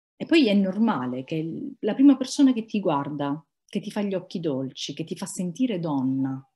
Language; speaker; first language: Italian; native; Italian